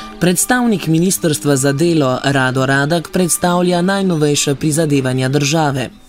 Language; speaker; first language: Slovenian; native; Slovenian